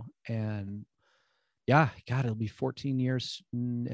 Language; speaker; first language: English; native; English